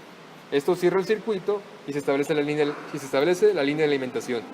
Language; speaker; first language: Spanish; native; Spanish